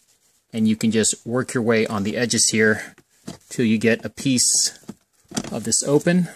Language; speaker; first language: English; native; English